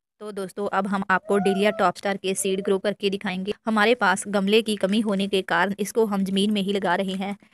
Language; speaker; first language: Hindi; non-native, local second language; Punjabi